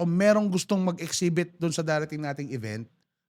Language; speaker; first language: Filipino; native; Filipino